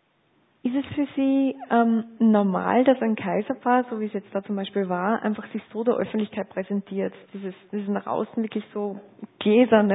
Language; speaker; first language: German; native; German